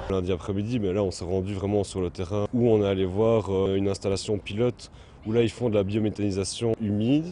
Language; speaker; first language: French; native; French